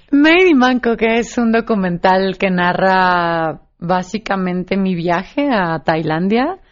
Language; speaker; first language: Spanish; native; Spanish